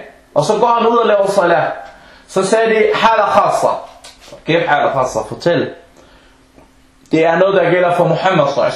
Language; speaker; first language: Danish; early bilingual, other home language; Arabic